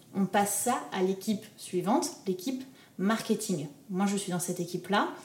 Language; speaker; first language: French; native; French